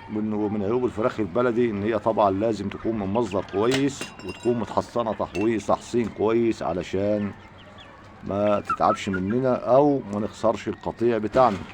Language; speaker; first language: Arabic; native; Arabic